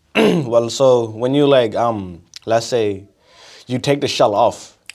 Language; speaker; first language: English; native; English